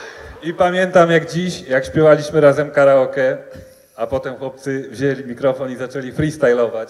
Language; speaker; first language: Polish; native; Polish